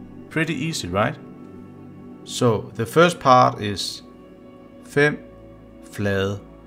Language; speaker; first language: English; non-native, fluent; Danish